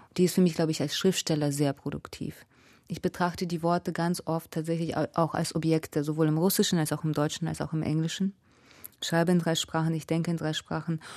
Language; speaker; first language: German; early bilingual, other home language; Russian